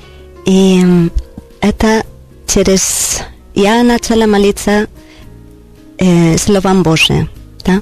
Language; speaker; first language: Russian; non-native, learner; Spanish